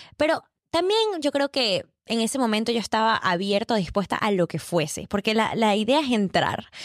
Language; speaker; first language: Spanish; native; Spanish